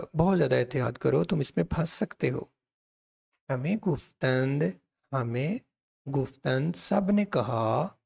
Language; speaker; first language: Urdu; non-native, local second language; Punjabi